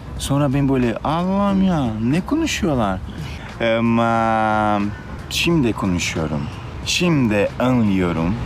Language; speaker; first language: Turkish; non-native, learner; Portuguese